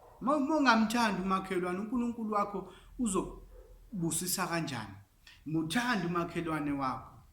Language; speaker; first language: Zulu; non-native, local second language; English